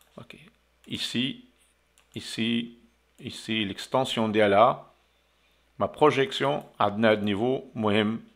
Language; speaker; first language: French; non-native, local second language; Arabic